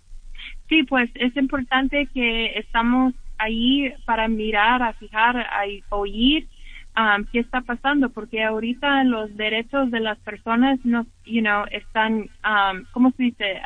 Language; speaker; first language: Spanish; early bilingual, heritage; English